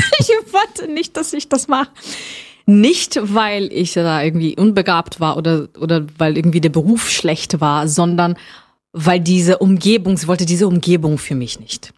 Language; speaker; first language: German; non-native, fluent; Portuguese